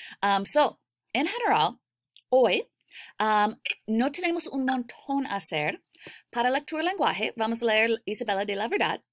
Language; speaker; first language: Spanish; non-native, learner; English